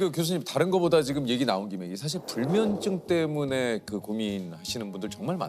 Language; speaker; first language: Korean; native; Korean